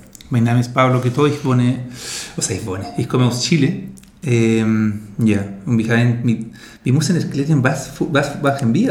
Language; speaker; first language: German; non-native, learner; Spanish